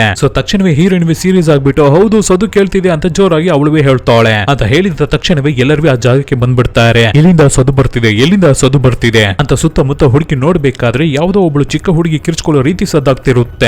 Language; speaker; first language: Kannada; native; Kannada